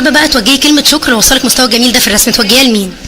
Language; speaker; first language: Arabic; native; Arabic